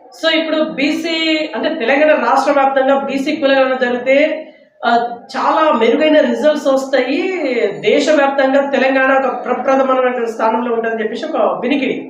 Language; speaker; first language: Telugu; native; Telugu